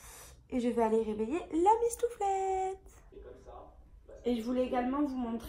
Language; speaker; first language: French; native; French